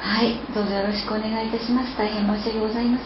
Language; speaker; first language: Japanese; native; Japanese